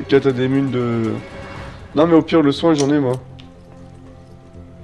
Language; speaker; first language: French; native; French